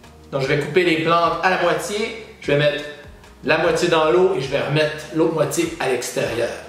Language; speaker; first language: French; native; French